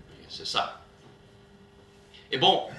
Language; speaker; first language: French; non-native, learner; Italian